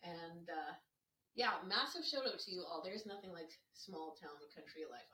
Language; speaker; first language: English; native; English